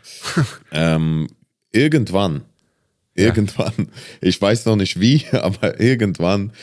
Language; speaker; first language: German; native; German